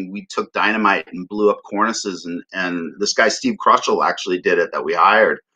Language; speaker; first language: English; native; English